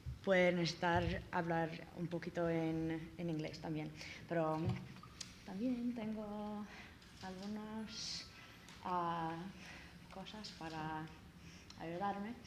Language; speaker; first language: Spanish; non-native, learner; English